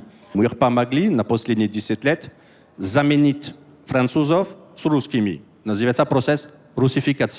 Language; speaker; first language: Russian; non-native, learner; French